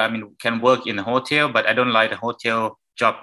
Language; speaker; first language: English; non-native, learner; Thai